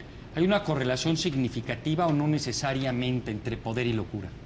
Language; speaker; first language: Spanish; native; Spanish